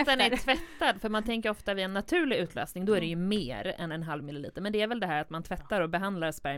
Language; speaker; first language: Swedish; native; Swedish